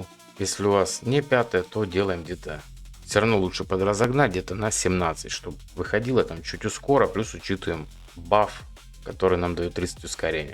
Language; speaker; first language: Russian; native; Russian